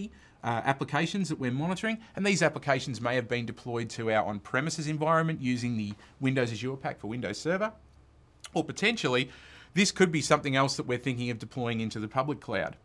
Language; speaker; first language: English; native; English